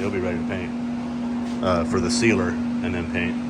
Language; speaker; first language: English; native; English